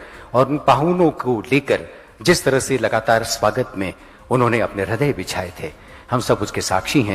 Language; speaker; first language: Hindi; native; Hindi